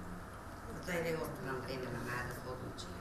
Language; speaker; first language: Macedonian; native; Macedonian